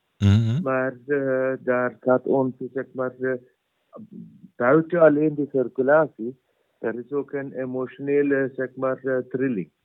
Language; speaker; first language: Dutch; non-native, fluent; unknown